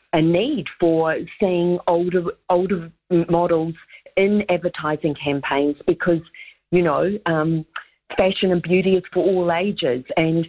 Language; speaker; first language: English; native; English